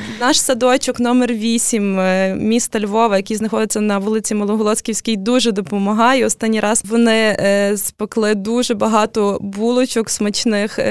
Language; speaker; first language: Ukrainian; native; Ukrainian